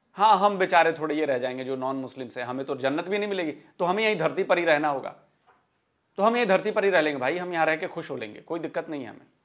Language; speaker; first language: Hindi; native; Hindi